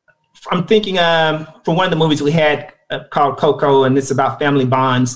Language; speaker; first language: English; native; English